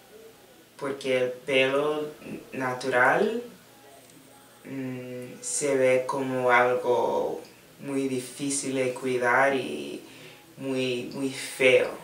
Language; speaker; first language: Spanish; non-native, learner; English